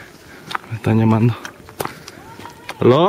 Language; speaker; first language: Spanish; early bilingual, heritage; Spanish